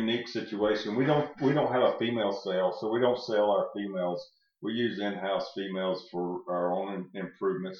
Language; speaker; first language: English; native; English